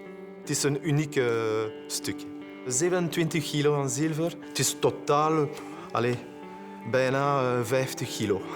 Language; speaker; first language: Dutch; non-native, learner; French